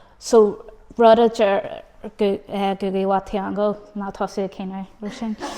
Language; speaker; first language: Irish; non-native, local second language; English